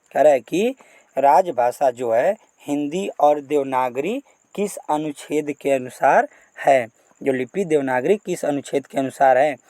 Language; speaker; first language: Hindi; native; Hindi